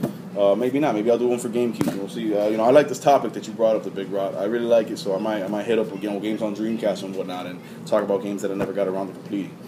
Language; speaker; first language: English; native; English